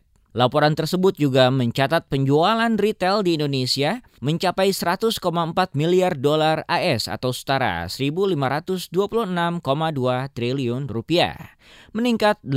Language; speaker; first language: Indonesian; native; Indonesian